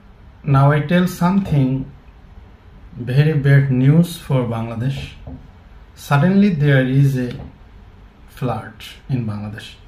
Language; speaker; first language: English; non-native, learner; Bangla